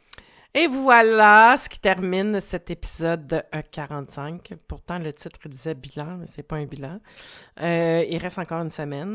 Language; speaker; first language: French; native; French